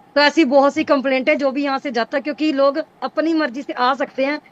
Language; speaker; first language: Hindi; non-native, local second language; Punjabi